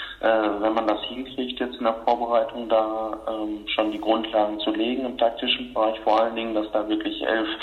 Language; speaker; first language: German; native; German